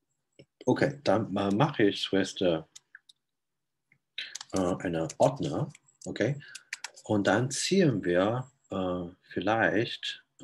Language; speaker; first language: German; non-native, fluent; Chinese